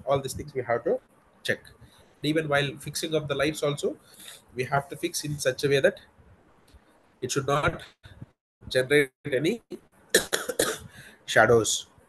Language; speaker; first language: English; non-native, local second language; Telugu